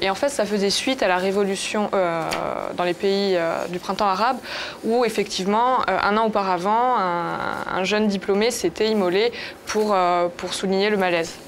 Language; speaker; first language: French; native; French